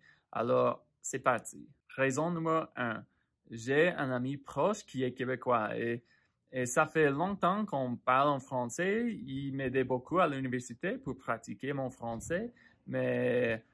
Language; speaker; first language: French; non-native, fluent; English